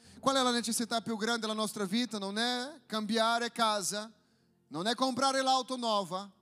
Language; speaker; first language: Italian; non-native, fluent; Portuguese